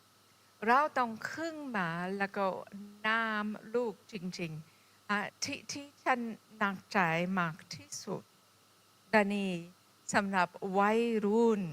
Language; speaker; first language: Thai; non-native, fluent; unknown